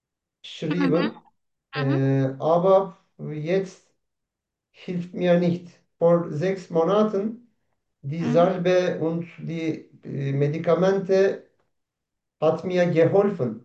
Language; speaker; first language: German; non-native, learner; Turkish